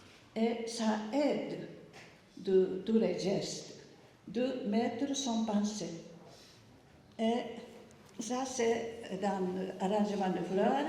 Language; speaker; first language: French; non-native, learner; Japanese